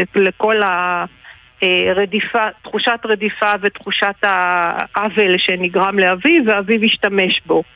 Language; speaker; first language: Hebrew; native; Hebrew